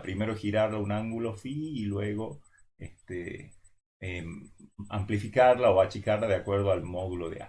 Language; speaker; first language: Spanish; native; Spanish